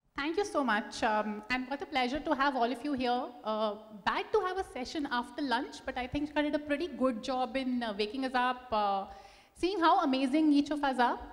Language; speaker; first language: English; non-native, local second language; Hindi